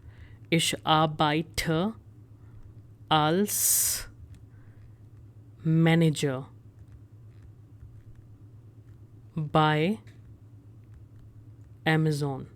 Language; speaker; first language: German; non-native, fluent; Hindi